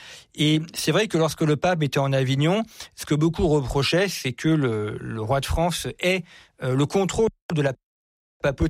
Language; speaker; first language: French; native; French